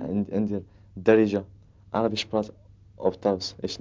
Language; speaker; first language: Dutch; non-native, learner; Arabic